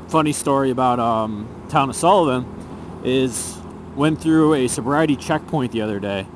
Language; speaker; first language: English; native; English